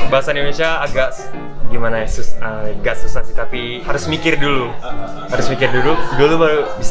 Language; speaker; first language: Indonesian; non-native, learner; Japanese